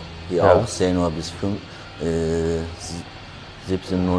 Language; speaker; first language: German; non-native, learner; Turkish